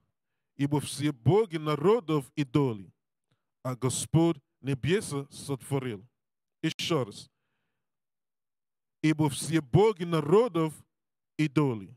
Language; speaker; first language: Russian; non-native, learner; English